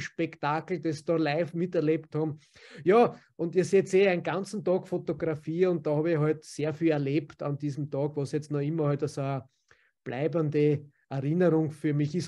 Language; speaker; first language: German; native; German